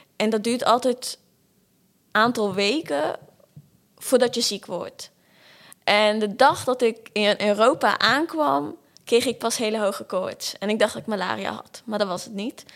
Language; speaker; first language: Dutch; early bilingual, other home language; Portuguese